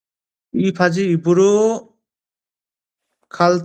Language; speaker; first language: Korean; non-native, learner; Bangla